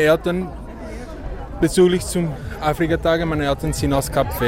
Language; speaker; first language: German; non-native, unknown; Portuguese